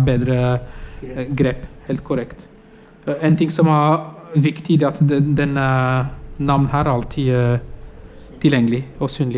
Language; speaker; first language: Norwegian; non-native, fluent; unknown